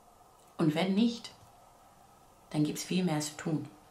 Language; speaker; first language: German; non-native, fluent; English